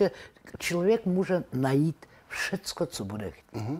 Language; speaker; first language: Czech; non-native, learner; Russian